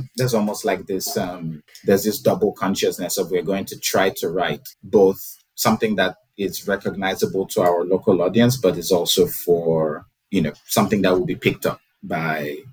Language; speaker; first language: English; non-native, local second language; Yoruba